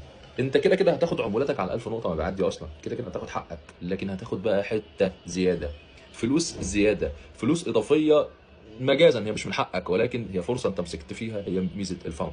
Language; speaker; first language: Arabic; native; Arabic